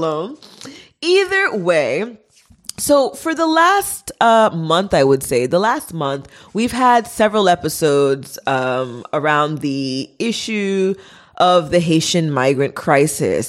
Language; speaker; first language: English; early bilingual, other home language; Haitian Creole